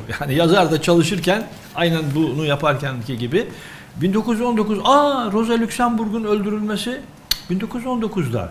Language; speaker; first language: Turkish; native; Turkish